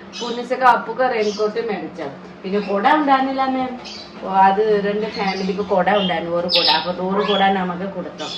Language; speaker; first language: Malayalam; non-native, learner; Nepali